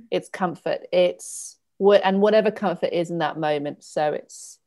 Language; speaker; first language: English; native; English